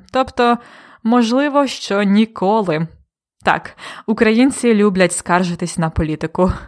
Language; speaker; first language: Ukrainian; native; Ukrainian